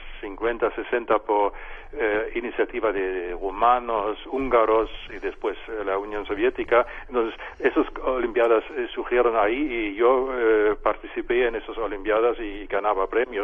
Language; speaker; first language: Spanish; non-native, fluent; German